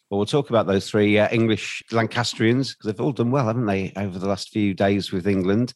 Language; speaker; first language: English; native; English